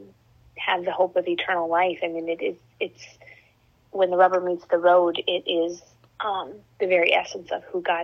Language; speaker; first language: English; native; English